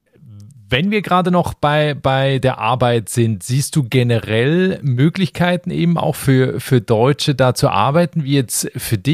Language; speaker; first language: German; native; German